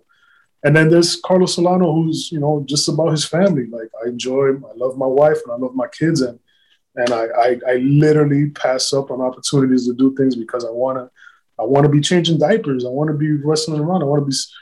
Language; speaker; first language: English; native; English